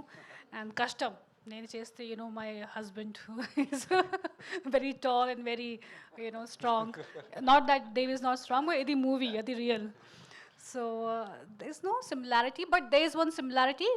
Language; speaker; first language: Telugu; non-native, fluent; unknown